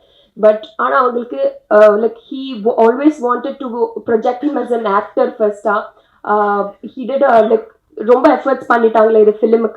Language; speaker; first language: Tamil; non-native, learner; Telugu